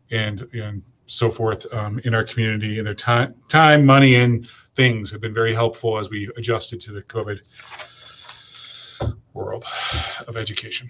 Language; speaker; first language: English; native; English